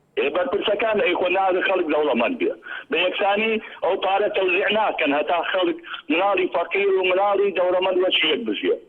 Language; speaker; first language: Central Kurdish; native; Central Kurdish